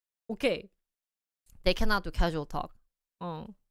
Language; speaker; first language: English; non-native, fluent; Korean